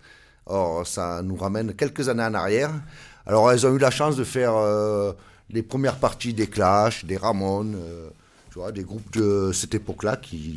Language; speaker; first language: French; native; French